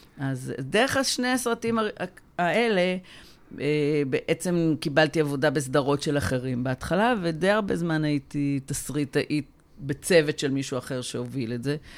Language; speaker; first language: Hebrew; native; Hebrew